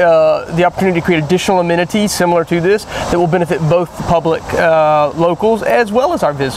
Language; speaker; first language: English; native; English